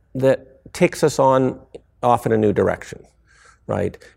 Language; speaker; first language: English; native; English